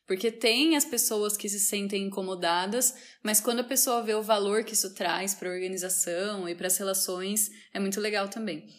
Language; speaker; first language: Portuguese; native; Portuguese